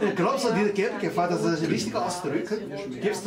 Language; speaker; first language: German; non-native, fluent; Chinese